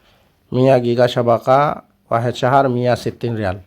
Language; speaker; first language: Arabic; non-native, learner; Bangla